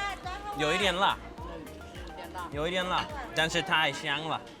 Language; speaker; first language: Chinese; non-native, fluent; English